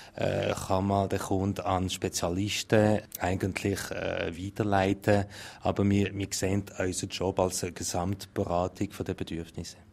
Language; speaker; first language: German; non-native, local second language; French